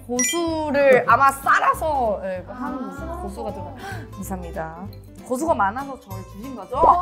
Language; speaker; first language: Korean; non-native, fluent; Thai